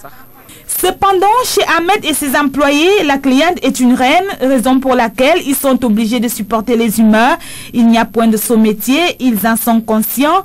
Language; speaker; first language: French; non-native, local second language; Wolof